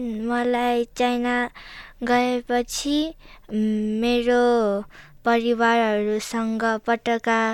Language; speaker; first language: Nepali; early bilingual, other home language; Chinese